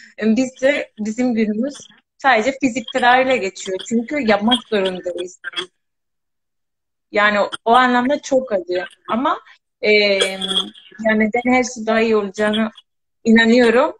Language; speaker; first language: Turkish; non-native, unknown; Spanish